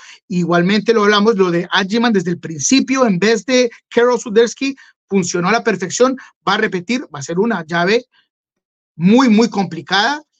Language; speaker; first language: Spanish; native; Spanish